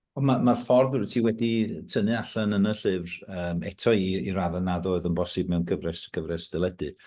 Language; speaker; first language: Welsh; native; Welsh